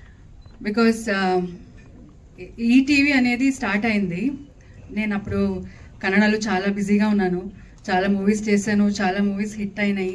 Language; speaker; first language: Telugu; non-native, learner; Kannada